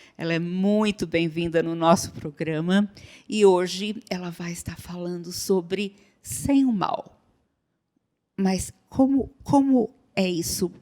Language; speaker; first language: Portuguese; native; Portuguese